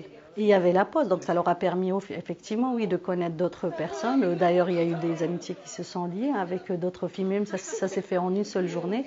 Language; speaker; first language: French; native; French